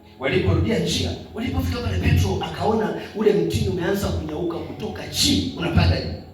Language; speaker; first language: Swahili; native; Swahili